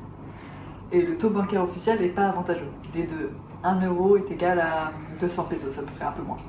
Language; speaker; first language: French; native; French